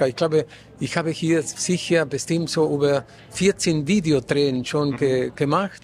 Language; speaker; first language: German; non-native, fluent; Spanish